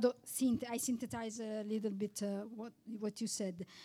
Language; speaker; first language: English; non-native, fluent; Italian